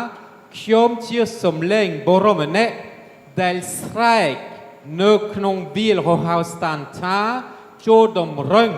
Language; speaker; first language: Khmer; non-native, fluent; French